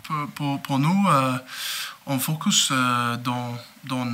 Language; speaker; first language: French; non-native, learner; Spanish